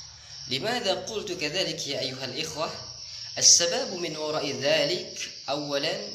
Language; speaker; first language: Arabic; non-native, fluent; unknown